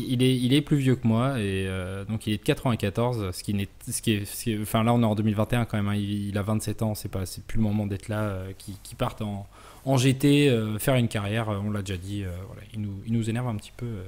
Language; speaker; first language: French; native; French